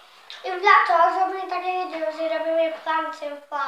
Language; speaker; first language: Polish; early bilingual, heritage; Polish